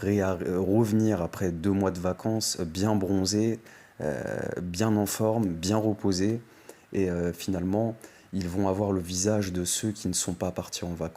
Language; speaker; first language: French; native; French